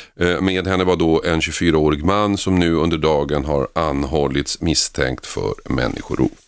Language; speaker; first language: Swedish; native; Swedish